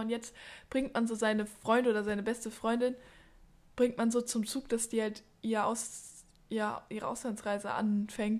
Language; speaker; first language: German; native; German